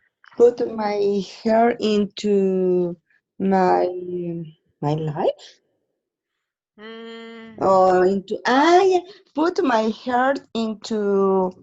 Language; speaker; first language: English; non-native, learner; Spanish